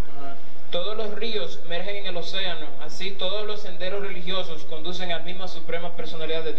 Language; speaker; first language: Spanish; native; Spanish